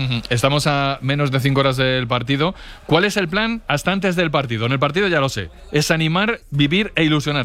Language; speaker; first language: Spanish; native; Spanish